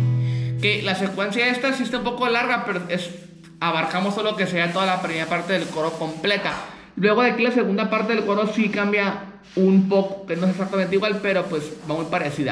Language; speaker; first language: Spanish; native; Spanish